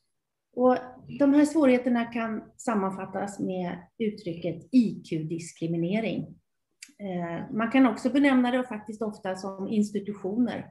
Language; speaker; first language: Swedish; native; Swedish